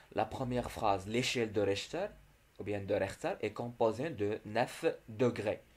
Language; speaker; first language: French; non-native, local second language; Arabic